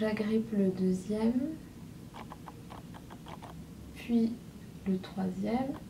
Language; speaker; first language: French; native; French